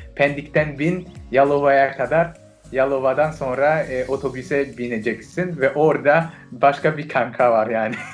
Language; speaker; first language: Turkish; non-native, fluent; French